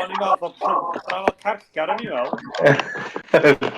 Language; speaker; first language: Welsh; native; Welsh